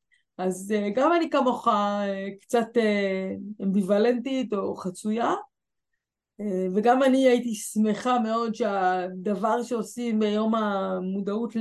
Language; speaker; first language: Hebrew; native; Hebrew